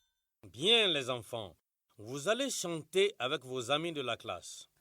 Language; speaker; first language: French; non-native, local second language; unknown